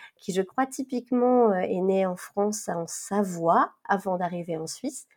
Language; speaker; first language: French; native; French